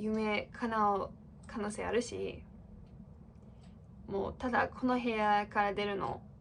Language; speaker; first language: Japanese; non-native, fluent; English